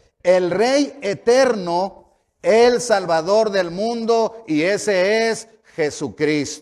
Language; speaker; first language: Spanish; native; Spanish